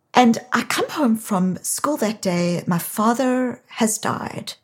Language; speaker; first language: English; native; English